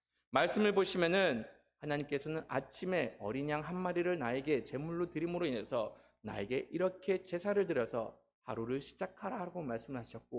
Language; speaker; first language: Korean; native; Korean